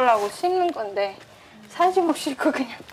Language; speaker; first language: Korean; non-native, fluent; Vietnamese